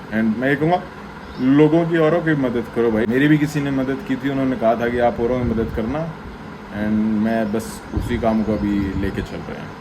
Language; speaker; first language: Hindi; native; Hindi